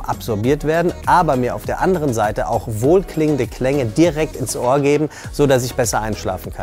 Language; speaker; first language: German; native; German